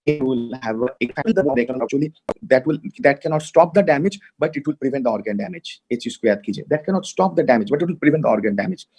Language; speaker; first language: English; non-native, local second language; Hindi